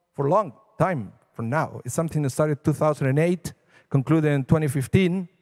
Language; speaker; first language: English; non-native, fluent; Spanish